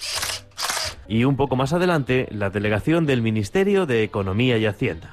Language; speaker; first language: Spanish; native; Spanish